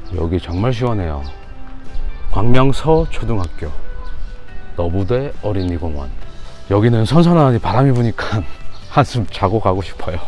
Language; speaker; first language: Korean; native; Korean